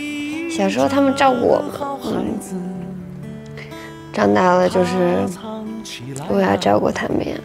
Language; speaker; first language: Chinese; native; Chinese